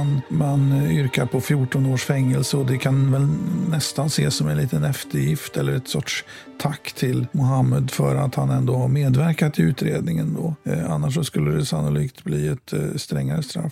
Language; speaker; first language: Swedish; native; Swedish